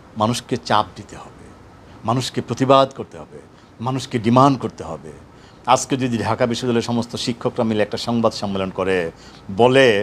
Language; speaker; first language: Bangla; native; Bangla